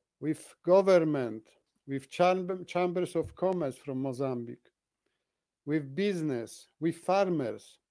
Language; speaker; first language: English; non-native, fluent; Polish